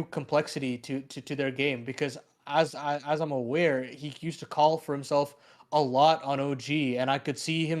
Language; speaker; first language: English; native; English